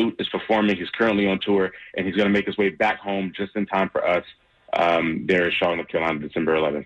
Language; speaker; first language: English; native; English